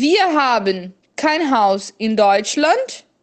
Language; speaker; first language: German; non-native, fluent; Portuguese